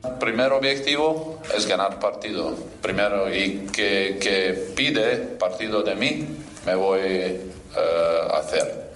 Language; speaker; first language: Spanish; non-native, fluent; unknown